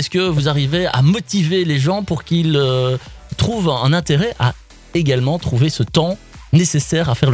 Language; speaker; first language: French; native; French